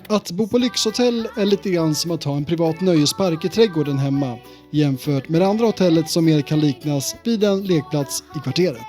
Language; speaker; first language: Swedish; native; Swedish